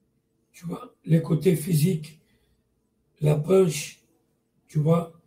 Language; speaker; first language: French; non-native, learner; Portuguese